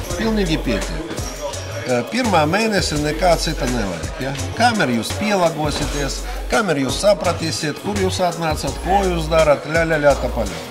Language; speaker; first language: Latvian; non-native, local second language; Russian